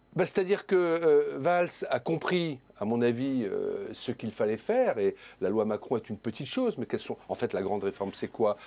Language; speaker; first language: French; native; French